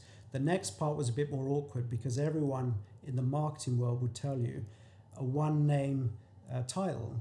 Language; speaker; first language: English; native; English